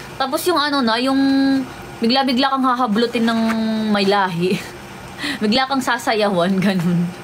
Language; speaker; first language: Filipino; non-native, local second language; Waray